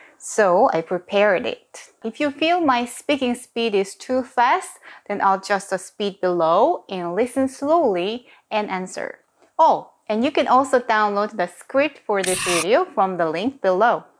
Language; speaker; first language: English; non-native, fluent; Korean